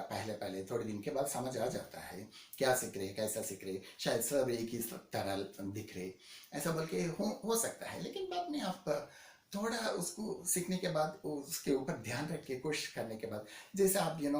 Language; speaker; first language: Hindi; non-native, local second language; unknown